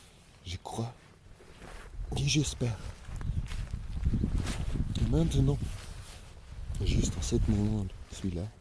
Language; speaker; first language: French; non-native, learner; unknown